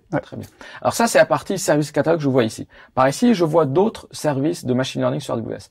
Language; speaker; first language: French; native; French